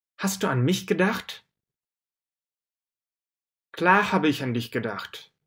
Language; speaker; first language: German; non-native, fluent; Russian